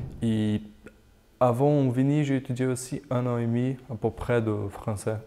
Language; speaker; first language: French; non-native, fluent; Portuguese